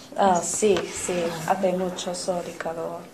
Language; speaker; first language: Spanish; non-native, learner; English